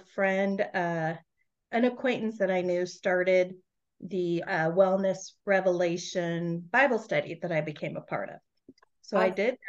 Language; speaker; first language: English; native; English